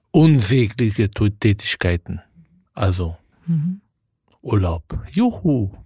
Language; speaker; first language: German; non-native, fluent; Arabic